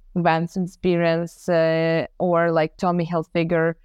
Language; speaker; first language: English; non-native, fluent; Ukrainian